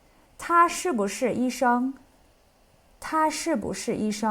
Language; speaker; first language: Chinese; non-native, fluent; English